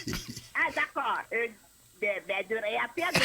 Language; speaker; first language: French; non-native, local second language; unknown